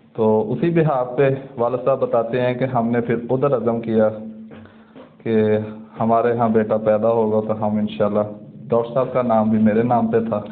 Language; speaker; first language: Urdu; non-native, local second language; Punjabi